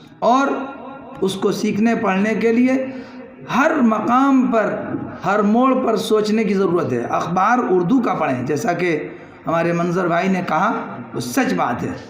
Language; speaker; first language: Urdu; native; Urdu